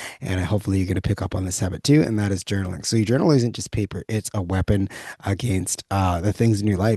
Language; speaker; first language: English; native; English